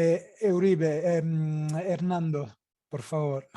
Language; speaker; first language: Spanish; non-native, fluent; Italian